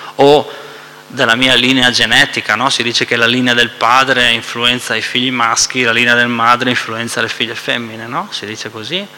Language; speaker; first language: Italian; native; Italian